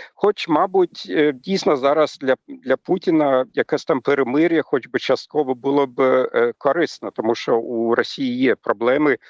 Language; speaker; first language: Ukrainian; non-native, fluent; German